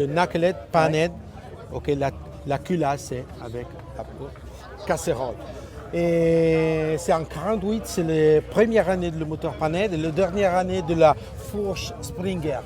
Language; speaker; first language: French; non-native, learner; Italian